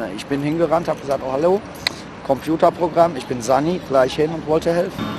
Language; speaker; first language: German; native; German